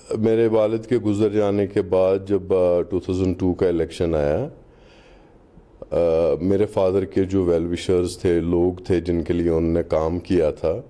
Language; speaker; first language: Hindi; non-native, local second language; Kashmiri